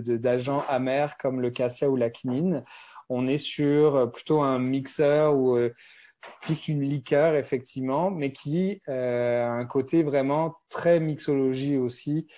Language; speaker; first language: French; native; French